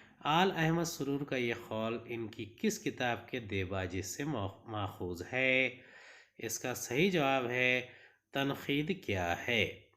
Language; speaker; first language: Urdu; native; Urdu